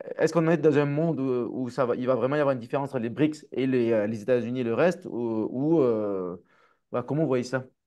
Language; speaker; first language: French; native; French